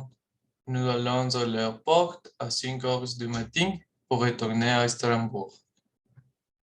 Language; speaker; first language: French; non-native, learner; Spanish